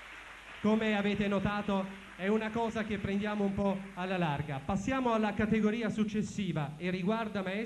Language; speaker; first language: Italian; native; Italian